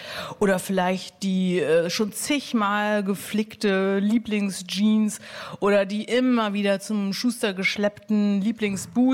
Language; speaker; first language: German; native; German